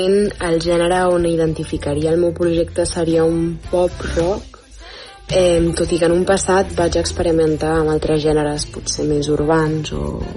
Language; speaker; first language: Catalan; native; Catalan